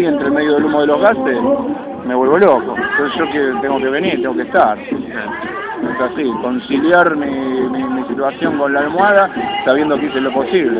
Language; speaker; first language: Spanish; native; Spanish